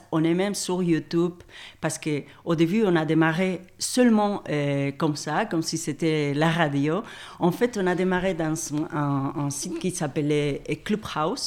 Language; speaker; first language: French; non-native, fluent; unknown